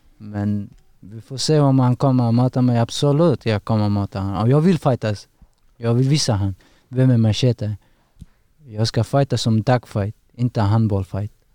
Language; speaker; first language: Swedish; non-native, learner; Persian